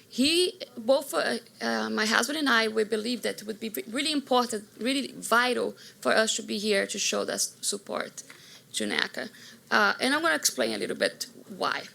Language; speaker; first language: English; non-native, fluent; Portuguese